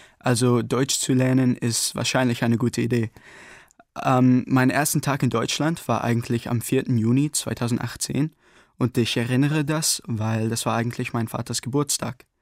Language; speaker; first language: German; non-native, learner; English